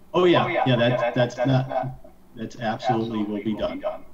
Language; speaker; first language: English; native; English